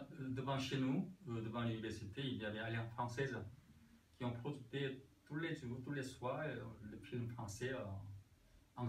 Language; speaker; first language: French; non-native, learner; Korean